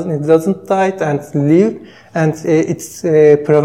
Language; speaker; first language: English; non-native, learner; Turkish